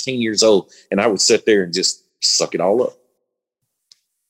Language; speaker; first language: English; native; English